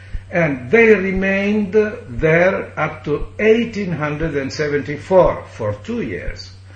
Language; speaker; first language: English; non-native, fluent; Italian